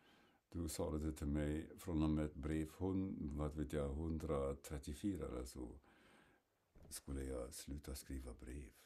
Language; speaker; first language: Swedish; non-native, fluent; German